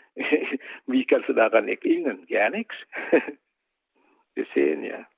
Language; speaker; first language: German; non-native, learner; Vietnamese